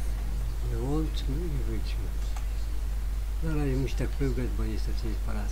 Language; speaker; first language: German; non-native, learner; Polish